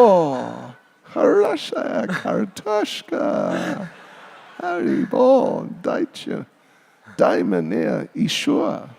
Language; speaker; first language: Russian; non-native, learner; English